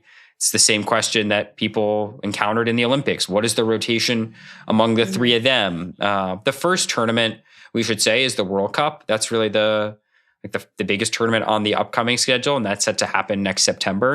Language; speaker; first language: English; native; English